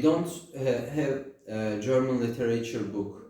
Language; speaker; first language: English; non-native, learner; Turkish